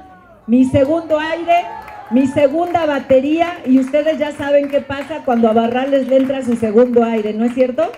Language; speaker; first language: Spanish; native; Spanish